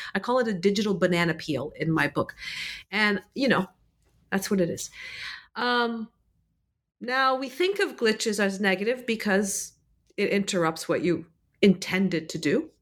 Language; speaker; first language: English; early bilingual, other home language; Arabic